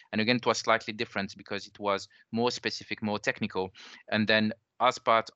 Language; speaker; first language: English; non-native, fluent; French